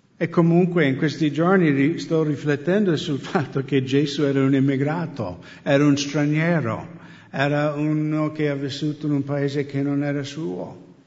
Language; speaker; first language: Italian; non-native, fluent; English